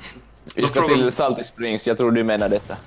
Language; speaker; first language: Swedish; non-native, local second language; Finnish